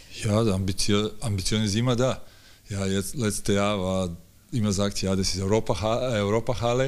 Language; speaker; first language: German; non-native, learner; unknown